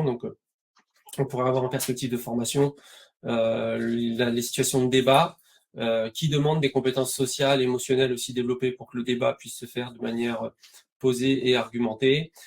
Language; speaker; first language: French; native; French